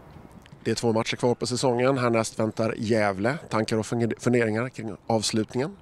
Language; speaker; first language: Swedish; native; Swedish